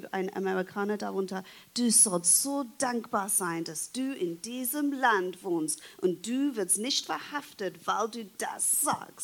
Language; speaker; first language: German; non-native, fluent; English